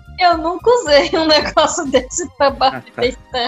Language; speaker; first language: Portuguese; native; Portuguese